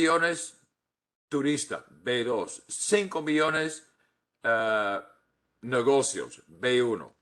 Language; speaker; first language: Spanish; non-native, fluent; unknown